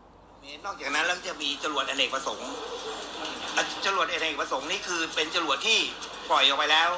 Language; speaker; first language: Thai; native; Thai